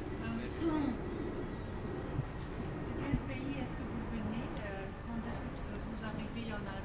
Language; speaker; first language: French; non-native, learner; German